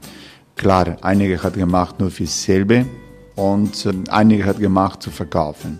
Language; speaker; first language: German; non-native, learner; Croatian